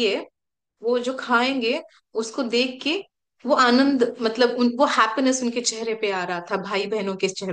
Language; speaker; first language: Hindi; native; Hindi